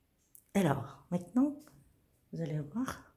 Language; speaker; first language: French; non-native, fluent; Korean